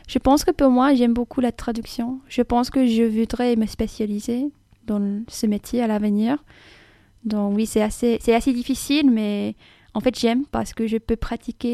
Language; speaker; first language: French; non-native, fluent; English